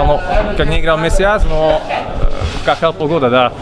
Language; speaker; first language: Russian; non-native, learner; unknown